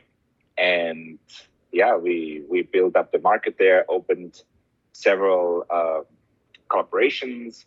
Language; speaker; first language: English; non-native, fluent; German